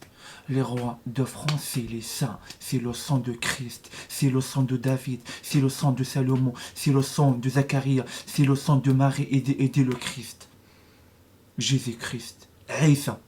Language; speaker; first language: French; non-native, learner; Arabic